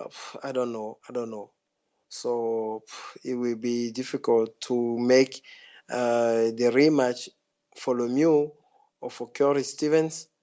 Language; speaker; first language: English; non-native, fluent; French